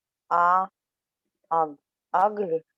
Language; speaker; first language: English; non-native, learner; Russian